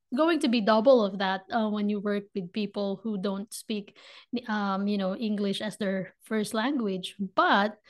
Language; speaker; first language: English; non-native, local second language; Filipino